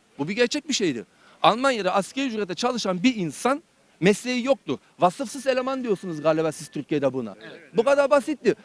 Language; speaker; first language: Turkish; early bilingual, heritage; Turkish